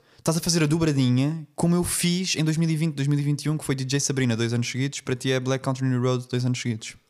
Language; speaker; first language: Portuguese; native; Portuguese